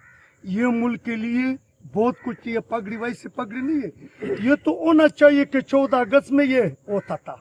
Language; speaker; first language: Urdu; non-native, local second language; Pashto